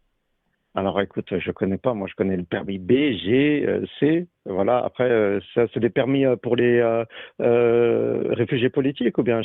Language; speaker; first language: French; native; French